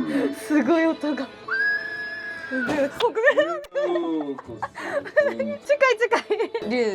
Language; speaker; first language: Japanese; non-native, learner; Korean